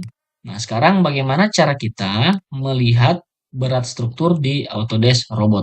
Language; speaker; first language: Indonesian; native; Indonesian